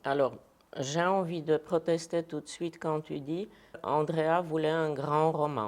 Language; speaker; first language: French; non-native, fluent; Polish